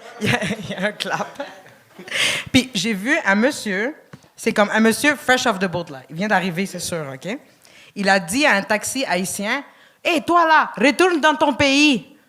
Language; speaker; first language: French; early bilingual, other home language; Arabic